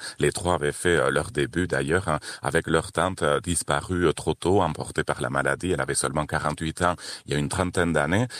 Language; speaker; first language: French; native; French